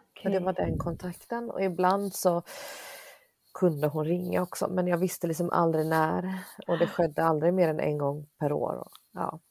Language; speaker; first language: Swedish; early bilingual, other home language; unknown